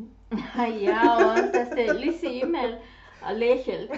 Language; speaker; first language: German; non-native, fluent; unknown